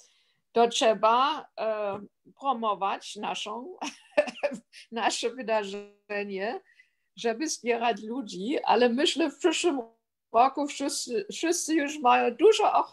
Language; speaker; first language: Polish; non-native, fluent; German